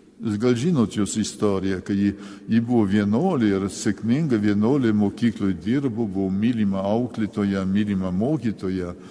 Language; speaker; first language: Lithuanian; early bilingual, heritage; Lithuanian